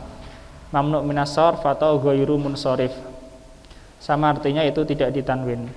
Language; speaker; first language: Indonesian; native; Indonesian